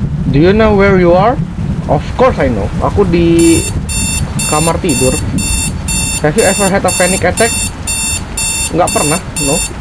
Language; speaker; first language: English; non-native, learner; Indonesian